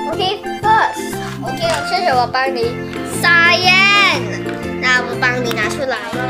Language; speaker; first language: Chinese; early bilingual, heritage; English